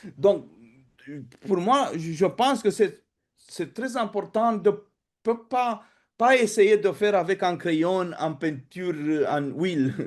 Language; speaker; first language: French; non-native, fluent; Romanian